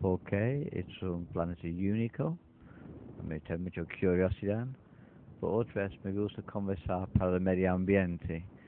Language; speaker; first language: Spanish; non-native, learner; English